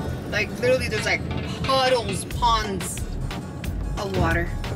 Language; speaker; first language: English; early bilingual, other home language; Spanish